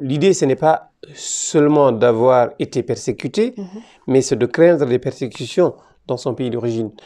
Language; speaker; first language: French; native; French